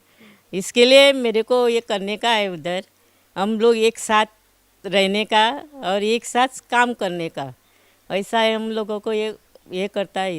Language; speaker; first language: Hindi; non-native, local second language; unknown